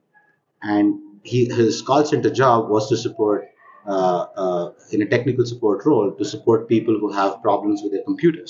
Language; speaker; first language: English; non-native, local second language; Kannada